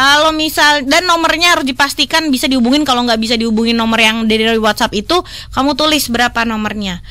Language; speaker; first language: Indonesian; native; Indonesian